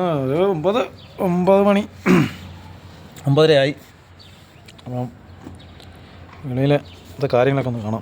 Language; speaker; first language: Malayalam; native; Malayalam